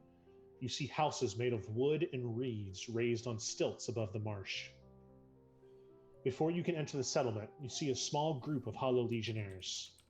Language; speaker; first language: English; native; English